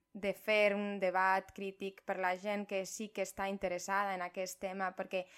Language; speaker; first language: Catalan; non-native, local second language; Spanish